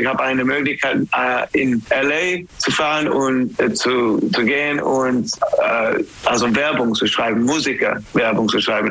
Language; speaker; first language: German; non-native, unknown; English